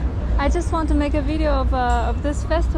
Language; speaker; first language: English; non-native, fluent; Chinese